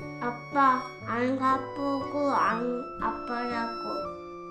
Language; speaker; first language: Korean; early bilingual, heritage; Korean